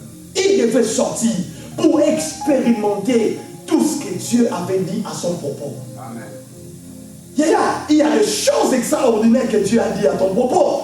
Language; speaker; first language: French; non-native, local second language; Lingala